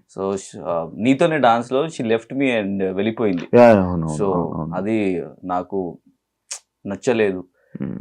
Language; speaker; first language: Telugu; non-native, learner; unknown